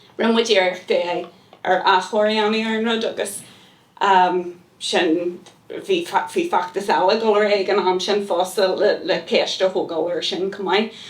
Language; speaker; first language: Irish; non-native, local second language; English